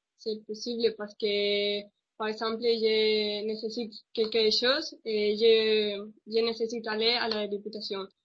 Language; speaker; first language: French; non-native, learner; Spanish